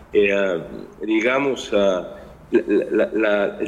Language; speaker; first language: Spanish; native; Spanish